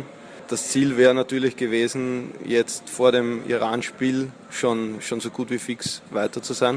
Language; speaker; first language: German; native; German